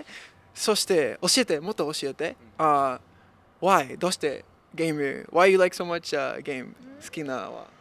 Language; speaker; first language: Japanese; non-native, learner; English